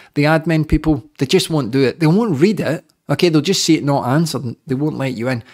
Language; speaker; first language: English; native; English